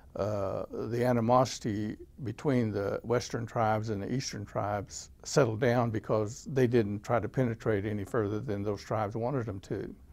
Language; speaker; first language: English; native; English